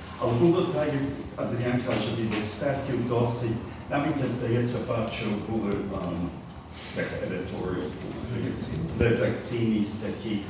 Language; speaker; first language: Ukrainian; early bilingual, heritage; Ukrainian